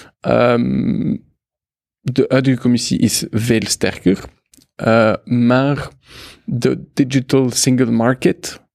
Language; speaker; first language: Dutch; non-native, local second language; French